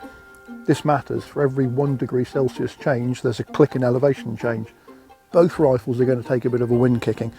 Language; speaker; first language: English; native; English